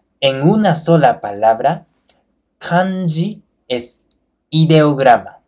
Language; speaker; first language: Spanish; non-native, fluent; Japanese